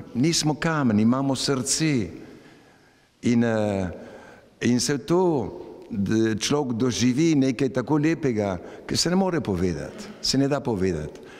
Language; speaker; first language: Slovenian; early bilingual, heritage; Slovenian